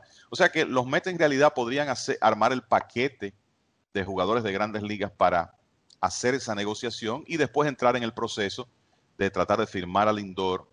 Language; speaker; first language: Spanish; native; Spanish